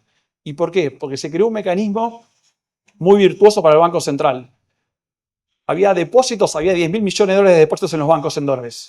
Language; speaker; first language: Spanish; native; Spanish